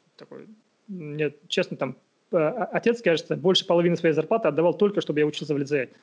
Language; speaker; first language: Russian; non-native, local second language; Kazakh